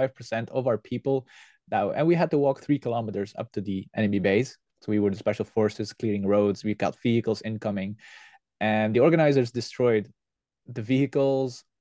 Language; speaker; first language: English; non-native, fluent; Dutch